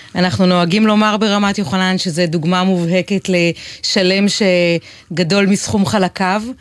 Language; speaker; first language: Hebrew; native; Hebrew